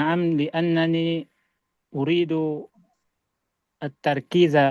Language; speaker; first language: Arabic; non-native, learner; Indonesian